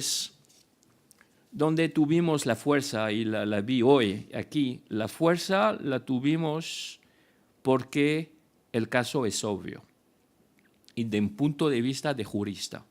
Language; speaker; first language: Spanish; non-native, fluent; French